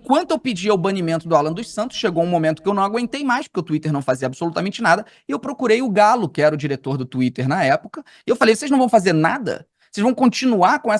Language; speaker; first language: Portuguese; native; Portuguese